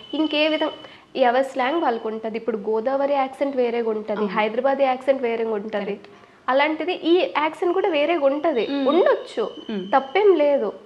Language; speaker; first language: Telugu; non-native, local second language; Bangla